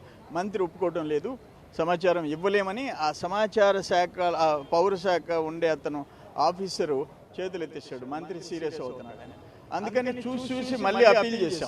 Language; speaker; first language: Telugu; native; Telugu